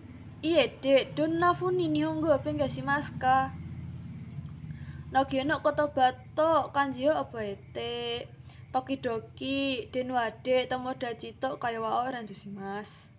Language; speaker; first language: Japanese; non-native, learner; Indonesian